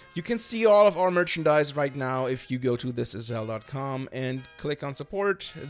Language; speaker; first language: English; non-native, fluent; German